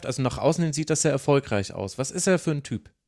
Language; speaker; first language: German; native; German